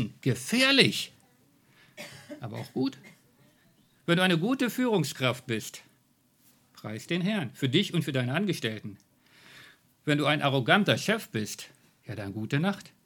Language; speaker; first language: German; native; German